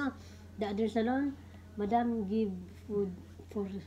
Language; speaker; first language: English; non-native, learner; Cebuano